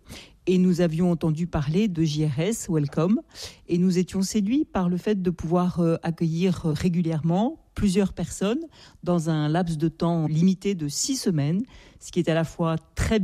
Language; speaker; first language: French; native; French